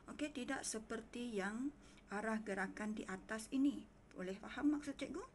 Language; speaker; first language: Malay; non-native, local second language; Iban